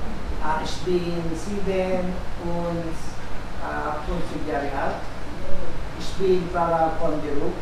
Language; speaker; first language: German; non-native, learner; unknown